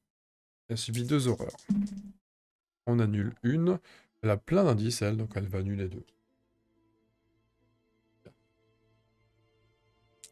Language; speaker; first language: French; native; French